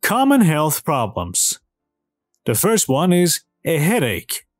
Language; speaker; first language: English; non-native, fluent; Persian